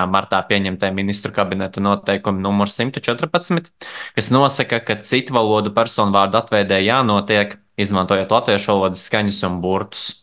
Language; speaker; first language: Latvian; native; Latvian